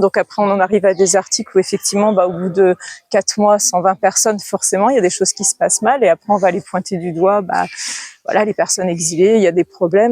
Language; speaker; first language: French; native; French